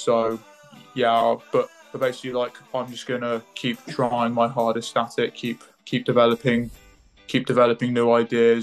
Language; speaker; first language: English; native; English